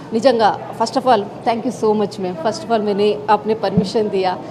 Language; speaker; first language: Hindi; non-native, local second language; Telugu